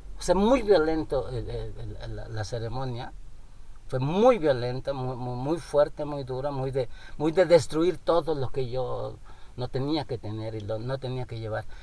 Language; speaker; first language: Spanish; non-native, local second language; Nahuatl languages